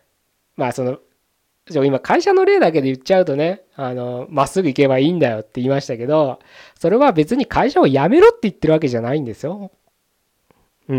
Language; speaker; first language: Japanese; native; Japanese